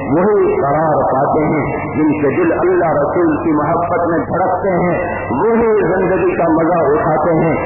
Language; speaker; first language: Urdu; non-native, local second language; Punjabi